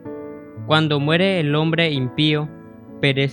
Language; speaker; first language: Spanish; native; Spanish